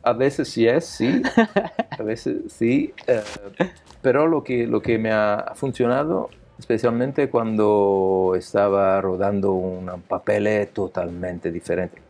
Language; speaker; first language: Spanish; non-native, learner; Italian